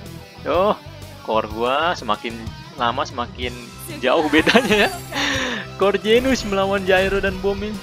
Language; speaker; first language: Indonesian; native; Indonesian